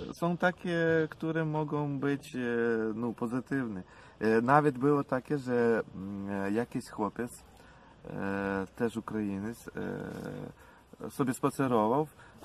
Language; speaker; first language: Polish; non-native, learner; Ukrainian